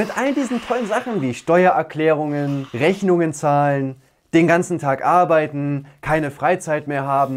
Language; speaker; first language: German; native; German